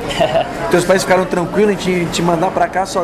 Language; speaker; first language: Portuguese; native; Portuguese